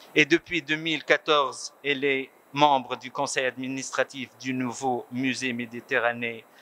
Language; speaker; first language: French; non-native, local second language; Arabic